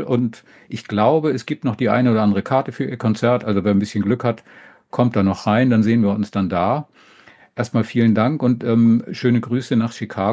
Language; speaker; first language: German; native; German